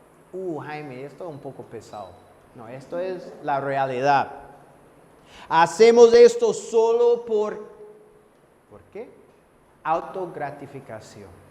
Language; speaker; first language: Spanish; non-native, fluent; English